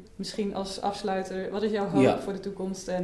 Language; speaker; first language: Dutch; native; Dutch